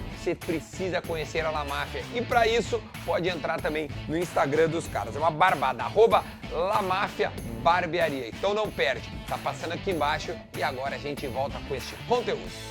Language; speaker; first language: Portuguese; native; Portuguese